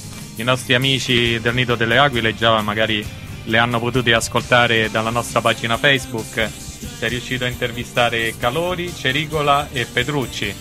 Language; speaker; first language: Italian; native; Italian